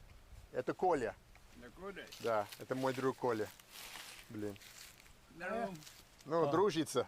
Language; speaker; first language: Russian; non-native, learner; English